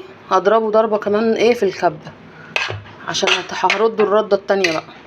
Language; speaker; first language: Arabic; native; Arabic